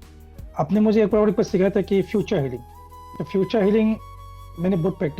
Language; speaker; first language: Hindi; non-native, local second language; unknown